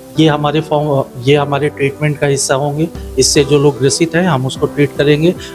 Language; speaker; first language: Hindi; native; Hindi